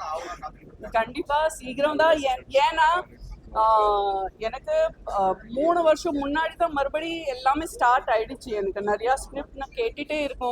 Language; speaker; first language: Tamil; non-native, fluent; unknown